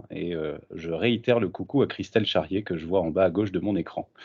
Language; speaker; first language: French; native; French